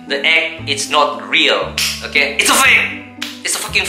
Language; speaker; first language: English; non-native, local second language; Malay